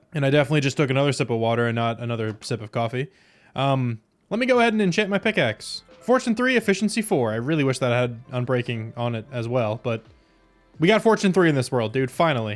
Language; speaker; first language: English; native; English